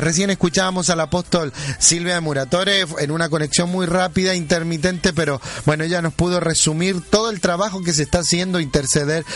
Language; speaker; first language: Spanish; native; Spanish